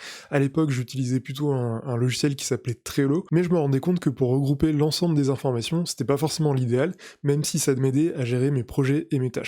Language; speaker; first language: French; native; French